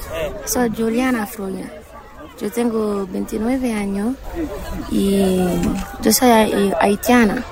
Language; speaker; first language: Spanish; non-native, learner; Haitian Creole